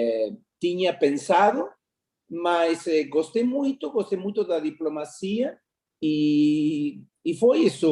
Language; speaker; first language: Portuguese; non-native, fluent; Spanish